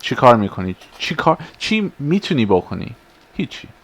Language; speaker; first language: Persian; early bilingual, heritage; Persian